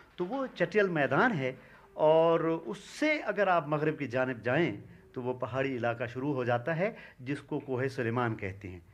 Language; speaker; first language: Urdu; non-native, local second language; Saraiki